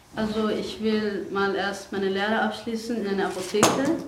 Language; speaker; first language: German; non-native, fluent; Persian